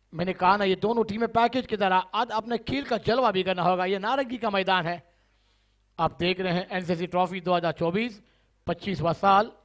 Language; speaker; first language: Hindi; non-native, local second language; Marathi